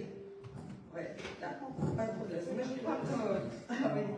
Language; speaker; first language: French; non-native, learner; Portuguese